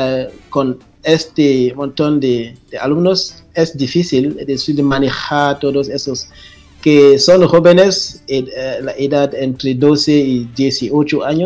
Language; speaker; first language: Spanish; non-native, fluent; French